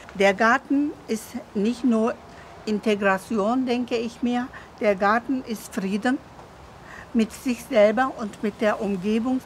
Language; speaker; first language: German; non-native, fluent; Turkish